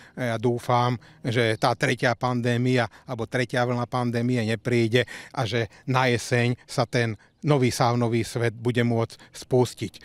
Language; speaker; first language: Slovak; native; Slovak